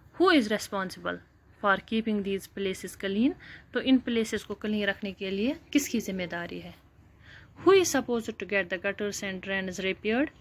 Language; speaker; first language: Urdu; non-native, local second language; Kashmiri